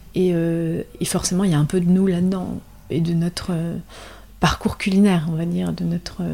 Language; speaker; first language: French; native; French